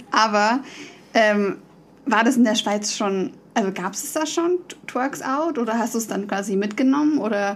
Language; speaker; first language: German; native; German